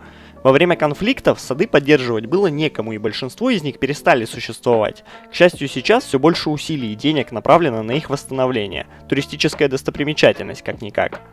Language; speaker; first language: Russian; native; Russian